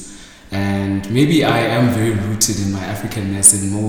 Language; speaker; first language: English; non-native, local second language; Xhosa